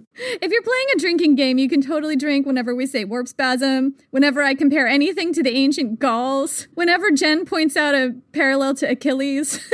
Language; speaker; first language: English; native; English